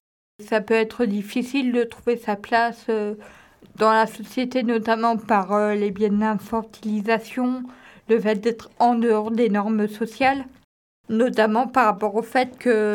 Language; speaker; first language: French; native; French